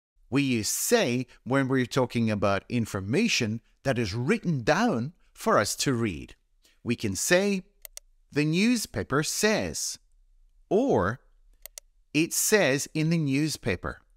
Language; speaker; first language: English; native; English